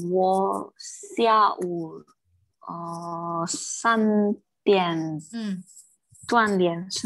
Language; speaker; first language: Chinese; non-native, learner; Indonesian